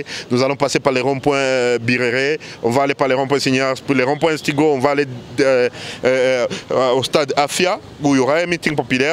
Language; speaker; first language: French; non-native, local second language; Swahili